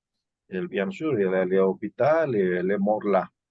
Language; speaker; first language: French; non-native, learner; Spanish